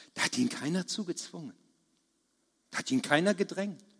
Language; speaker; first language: German; native; German